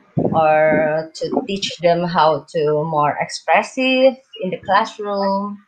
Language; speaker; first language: English; non-native, learner; Indonesian